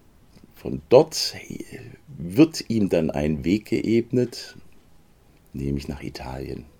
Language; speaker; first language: German; native; German